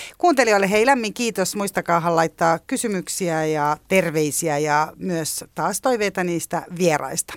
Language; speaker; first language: Finnish; native; Finnish